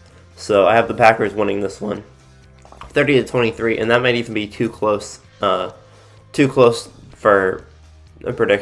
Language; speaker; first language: English; native; English